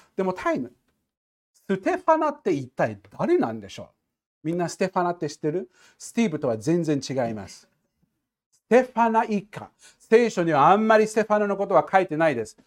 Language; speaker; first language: Japanese; non-native, fluent; English